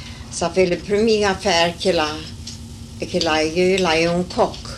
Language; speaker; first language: French; early bilingual, heritage; French